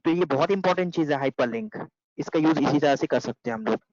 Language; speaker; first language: Hindi; non-native, local second language; Bangla